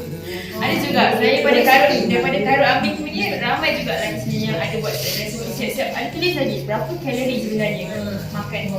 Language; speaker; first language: Malay; native; Malay